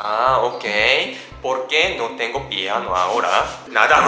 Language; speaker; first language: Spanish; non-native, learner; Japanese